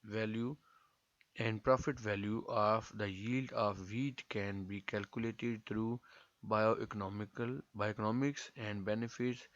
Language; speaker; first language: English; non-native, local second language; Urdu